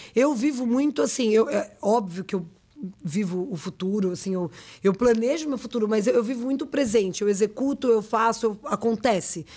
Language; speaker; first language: Portuguese; native; Portuguese